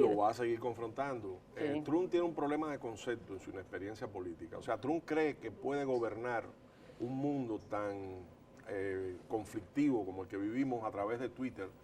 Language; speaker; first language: Spanish; native; Spanish